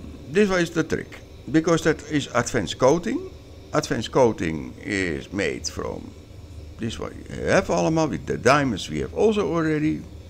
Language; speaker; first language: English; non-native, learner; Dutch